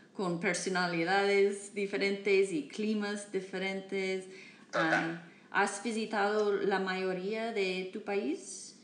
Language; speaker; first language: Spanish; non-native, learner; English